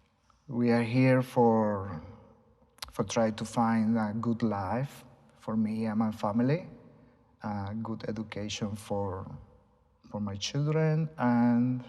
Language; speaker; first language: English; non-native, learner; Spanish